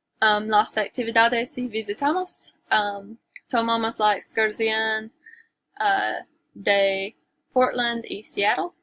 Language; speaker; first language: Spanish; non-native, learner; English